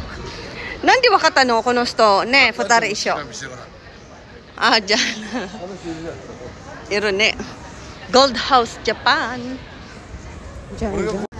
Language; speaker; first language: Japanese; non-native, learner; Filipino